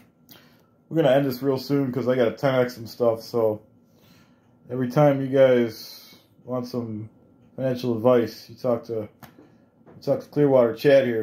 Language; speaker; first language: English; native; English